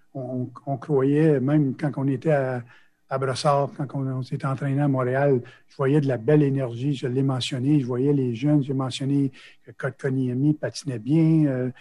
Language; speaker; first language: French; native; French